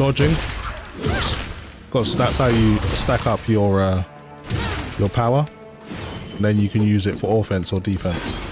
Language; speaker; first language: English; native; English